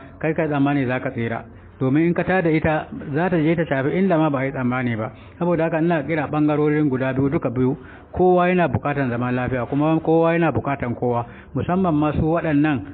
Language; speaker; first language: Hausa; non-native, local second language; Fula